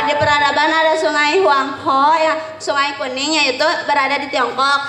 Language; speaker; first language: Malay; non-native, local second language; Sundanese